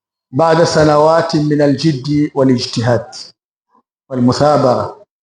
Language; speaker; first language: Arabic; non-native, fluent; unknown